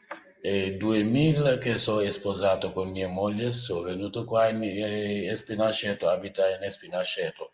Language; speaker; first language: Italian; non-native, learner; Wolof